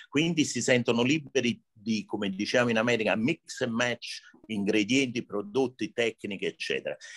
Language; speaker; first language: Italian; native; Italian